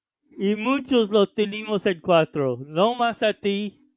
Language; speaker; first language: Spanish; early bilingual, heritage; Spanish